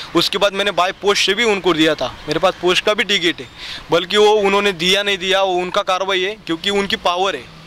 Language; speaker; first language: Hindi; non-native, local second language; Marathi